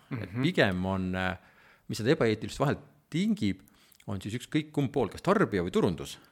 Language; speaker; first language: Estonian; native; Estonian